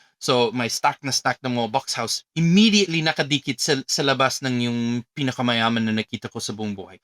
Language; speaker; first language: Filipino; non-native, fluent; English